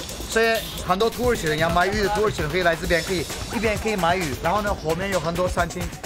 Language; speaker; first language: Chinese; non-native, fluent; Turkish